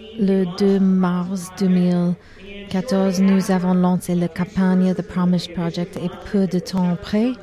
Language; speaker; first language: French; non-native, learner; English